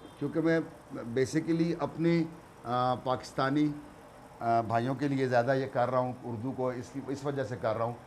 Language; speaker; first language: Urdu; non-native, local second language; Punjabi